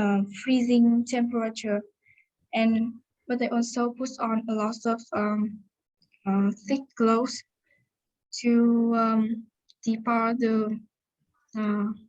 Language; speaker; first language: English; non-native, learner; Vietnamese